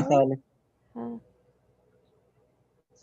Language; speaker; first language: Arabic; non-native, learner; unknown